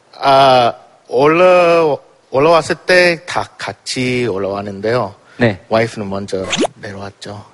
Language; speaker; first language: Korean; non-native, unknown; English